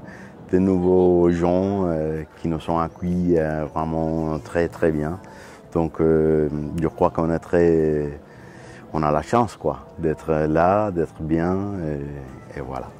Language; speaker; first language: French; non-native, fluent; Spanish